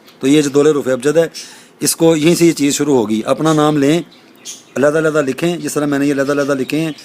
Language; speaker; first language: Urdu; native; Urdu